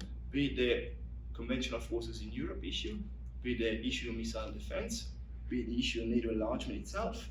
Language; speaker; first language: English; non-native, fluent; Italian